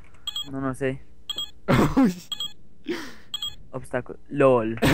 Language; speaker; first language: Spanish; native; Spanish